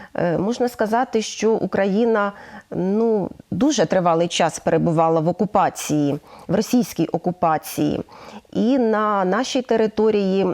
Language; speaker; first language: Ukrainian; native; Ukrainian